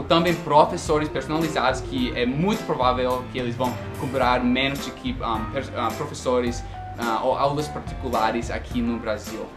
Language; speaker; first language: Portuguese; non-native, fluent; English